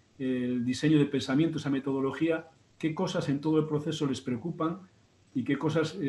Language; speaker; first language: Spanish; native; Spanish